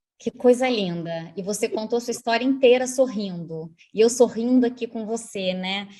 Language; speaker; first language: Portuguese; native; Portuguese